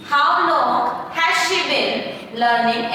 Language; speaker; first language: English; non-native, local second language; Hindi